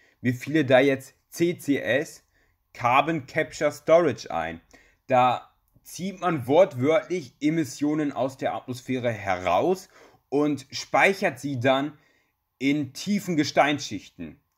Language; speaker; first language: German; native; German